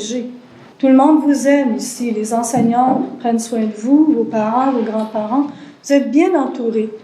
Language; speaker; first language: French; native; French